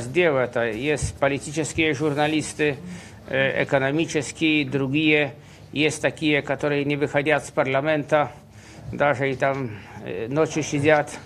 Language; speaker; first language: Russian; non-native, fluent; Polish